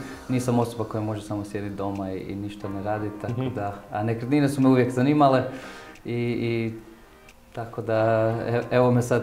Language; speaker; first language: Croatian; early bilingual, heritage; Croatian